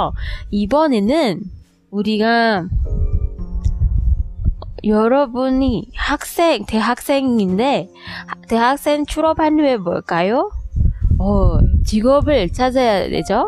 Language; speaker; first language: Korean; non-native, fluent; Indonesian